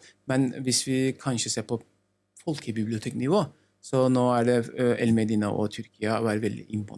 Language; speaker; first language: Norwegian; non-native, learner; Turkish